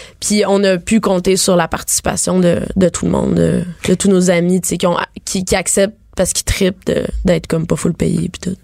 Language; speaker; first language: French; native; French